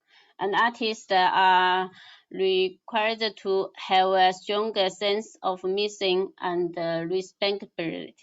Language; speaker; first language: English; non-native, learner; Chinese